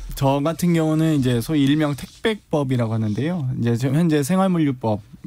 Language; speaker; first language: Korean; native; Korean